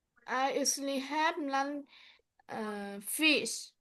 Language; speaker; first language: English; non-native, learner; Vietnamese